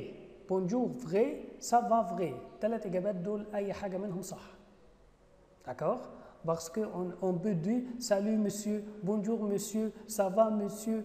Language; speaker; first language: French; non-native, fluent; Arabic